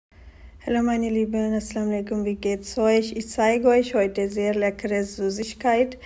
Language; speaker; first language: German; non-native, learner; Hindi